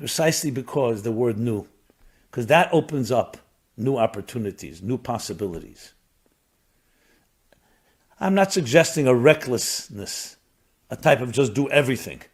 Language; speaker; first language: English; native; English